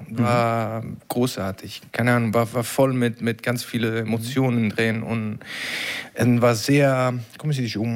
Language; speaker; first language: German; non-native, learner; Italian